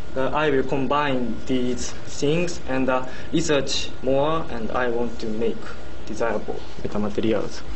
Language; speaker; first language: English; non-native, learner; Japanese